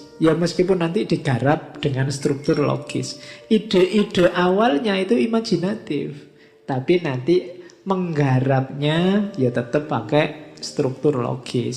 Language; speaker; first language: Indonesian; native; Indonesian